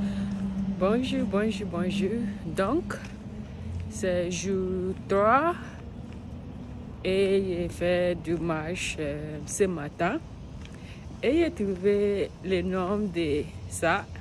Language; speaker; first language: French; non-native, learner; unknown